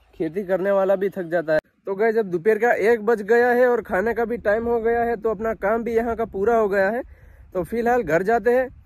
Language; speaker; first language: Hindi; non-native, local second language; Bhili